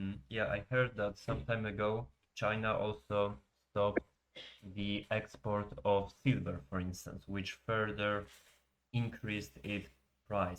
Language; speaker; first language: English; non-native, fluent; Polish